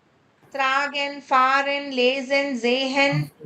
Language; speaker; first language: German; non-native, fluent; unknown